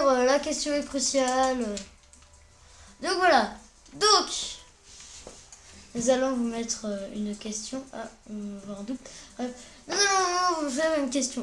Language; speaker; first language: French; native; French